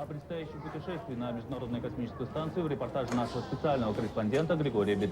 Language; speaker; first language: Russian; native; Russian